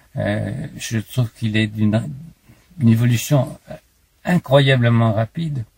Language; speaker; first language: French; native; French